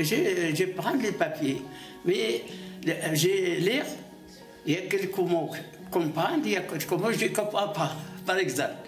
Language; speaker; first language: French; non-native, learner; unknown